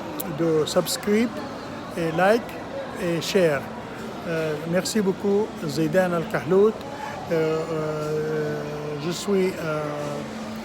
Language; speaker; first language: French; non-native, learner; Arabic